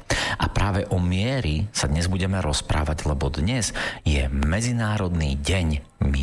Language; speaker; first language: Slovak; native; Slovak